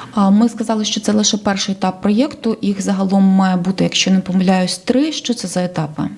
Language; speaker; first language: Ukrainian; native; Ukrainian